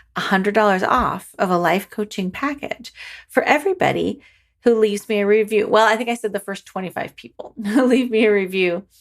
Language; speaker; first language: English; native; English